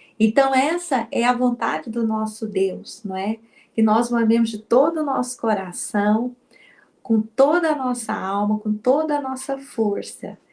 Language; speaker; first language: Portuguese; native; Portuguese